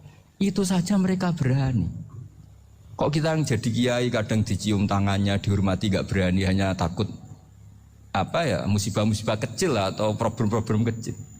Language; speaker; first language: Indonesian; non-native, local second language; Javanese